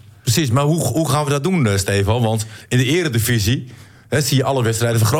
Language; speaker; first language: Dutch; native; Dutch